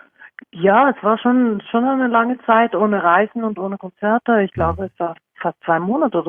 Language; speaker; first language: German; non-native, fluent; Norwegian